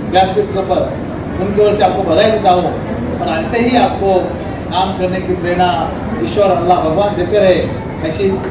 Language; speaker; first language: Hindi; non-native, local second language; Marathi